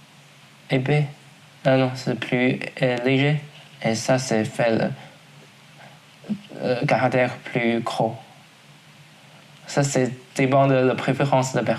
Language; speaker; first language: French; non-native, learner; Chinese